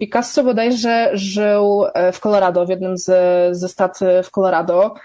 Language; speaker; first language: Polish; native; Polish